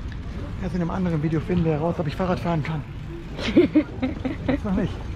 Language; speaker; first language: German; native; German